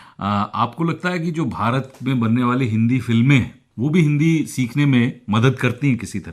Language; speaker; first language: Hindi; native; Hindi